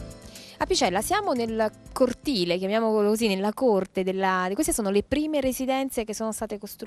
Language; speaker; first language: Italian; native; Italian